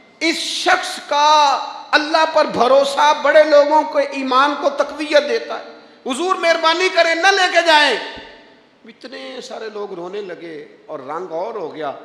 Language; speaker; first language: Urdu; non-native, local second language; Punjabi